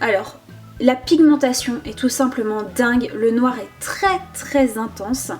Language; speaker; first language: French; native; French